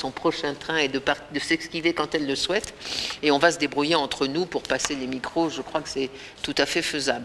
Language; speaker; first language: French; native; French